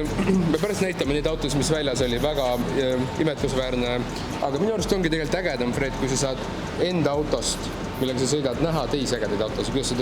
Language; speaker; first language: Estonian; native; Estonian